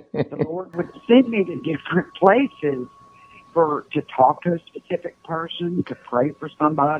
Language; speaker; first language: English; native; English